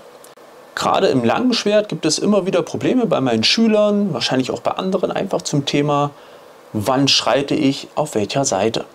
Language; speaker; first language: German; native; German